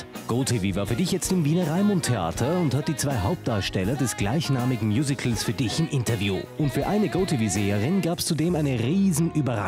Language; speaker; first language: German; native; German